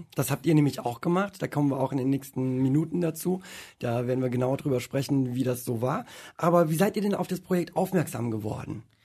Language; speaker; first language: German; native; German